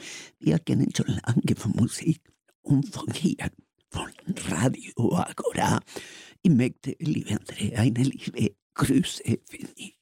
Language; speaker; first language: German; non-native, learner; Spanish